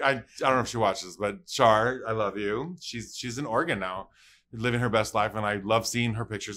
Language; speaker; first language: English; early bilingual, other home language; Spanish